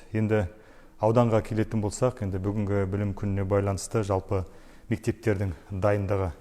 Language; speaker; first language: Kazakh; native; Kazakh